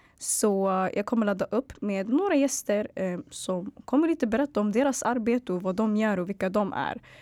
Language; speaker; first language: Swedish; early bilingual, other home language; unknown